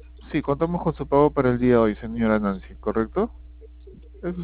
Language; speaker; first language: Spanish; native; Spanish